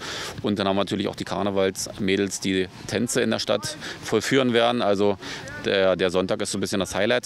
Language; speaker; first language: German; native; German